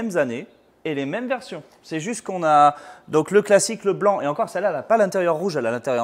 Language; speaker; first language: French; native; French